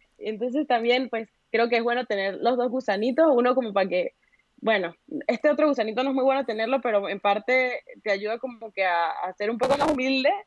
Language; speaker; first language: Spanish; native; Spanish